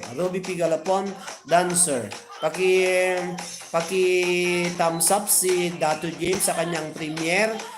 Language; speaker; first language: Filipino; non-native, local second language; Iloko